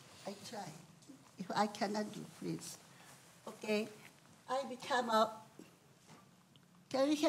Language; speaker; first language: English; non-native, learner; Japanese